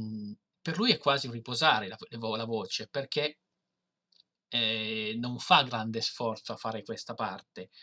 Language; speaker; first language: Italian; native; Italian